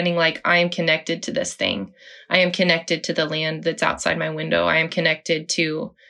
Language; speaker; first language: English; native; English